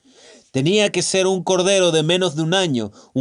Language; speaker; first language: Spanish; native; Spanish